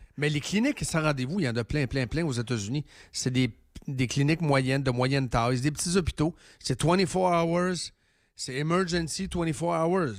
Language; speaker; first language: French; native; French